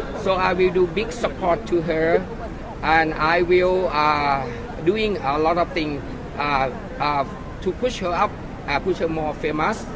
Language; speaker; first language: English; non-native, learner; Thai